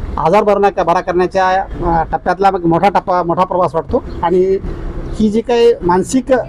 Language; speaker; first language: Marathi; native; Marathi